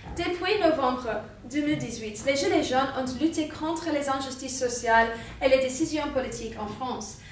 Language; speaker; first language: French; non-native, fluent; English